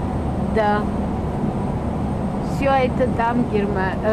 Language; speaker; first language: Russian; non-native, learner; Bulgarian